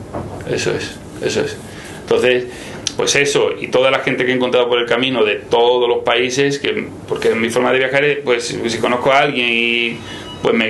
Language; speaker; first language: Spanish; native; Spanish